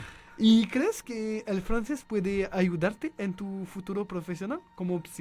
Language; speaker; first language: Spanish; non-native, learner; French